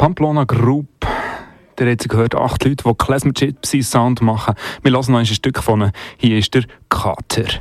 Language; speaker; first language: German; native; German